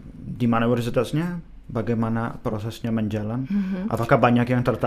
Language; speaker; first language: Indonesian; non-native, fluent; Czech